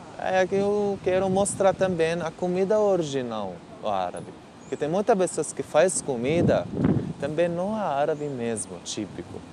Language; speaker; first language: Portuguese; non-native, learner; Arabic